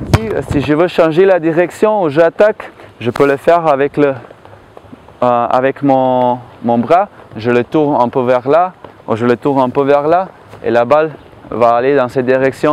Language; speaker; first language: French; non-native, learner; Slovenian